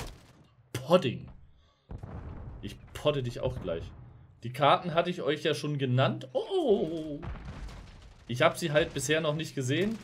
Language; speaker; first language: German; native; German